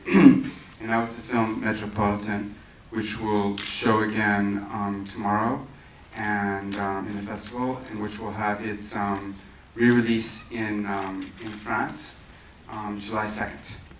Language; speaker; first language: English; native; English